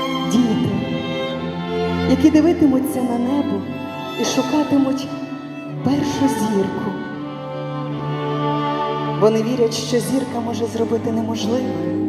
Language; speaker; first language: Ukrainian; native; Ukrainian